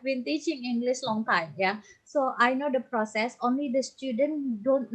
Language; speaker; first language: English; non-native, fluent; Indonesian